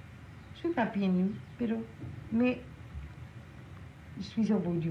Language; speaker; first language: French; non-native, learner; English